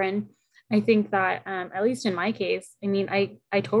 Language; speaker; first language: English; early bilingual, other home language; Spanish